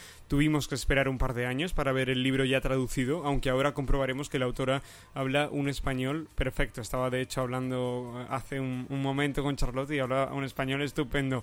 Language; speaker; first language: Spanish; native; Spanish